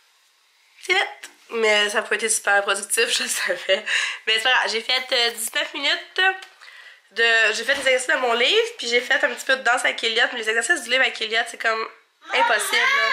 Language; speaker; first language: French; native; French